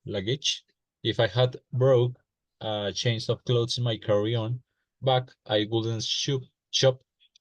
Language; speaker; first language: English; non-native, learner; Spanish